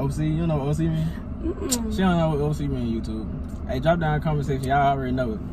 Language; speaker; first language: English; native; English